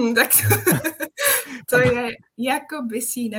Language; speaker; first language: Czech; non-native, fluent; Japanese